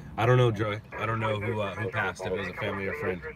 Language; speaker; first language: English; native; English